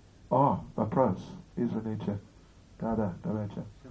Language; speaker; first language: Russian; non-native, learner; English